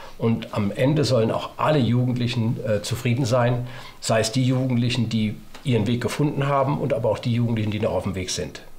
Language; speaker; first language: German; native; German